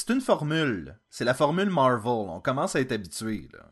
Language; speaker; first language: French; native; French